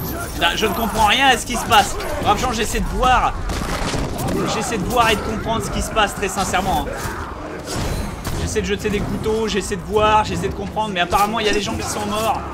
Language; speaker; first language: French; native; French